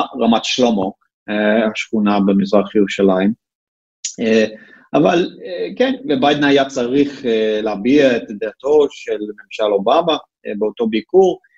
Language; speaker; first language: Hebrew; non-native, fluent; English